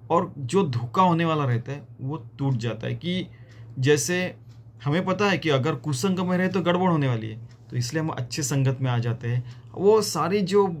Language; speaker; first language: Hindi; non-native, local second language; Marathi